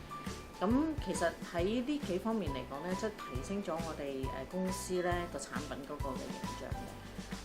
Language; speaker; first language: Cantonese; native; Cantonese